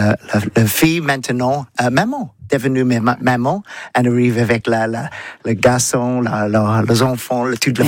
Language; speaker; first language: French; non-native, learner; English